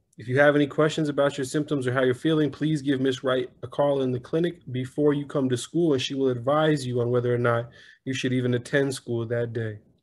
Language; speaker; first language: English; native; English